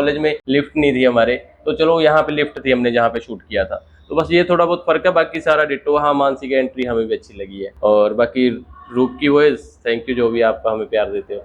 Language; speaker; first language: Hindi; native; Hindi